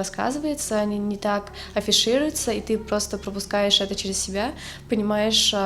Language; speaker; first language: Russian; native; Russian